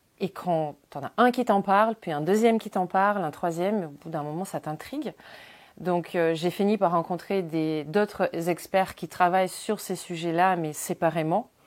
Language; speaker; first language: French; non-native, fluent; Ukrainian